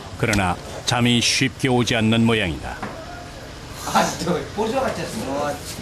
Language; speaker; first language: Korean; native; Korean